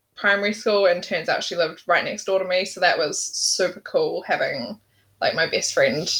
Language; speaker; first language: English; native; English